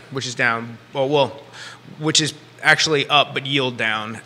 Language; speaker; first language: English; native; English